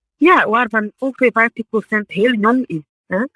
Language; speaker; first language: Dutch; non-native, fluent; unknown